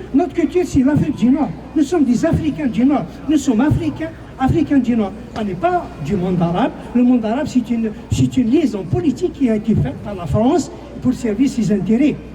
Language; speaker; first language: French; non-native, local second language; Kabyle